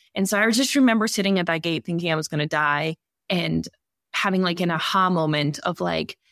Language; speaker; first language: English; early bilingual, other home language; Bosnian